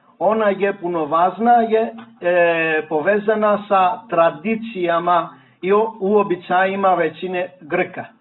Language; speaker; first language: Serbian; non-native, fluent; Greek